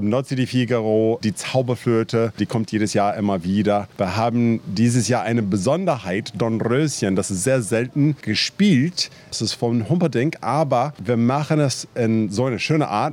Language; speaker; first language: German; non-native, fluent; English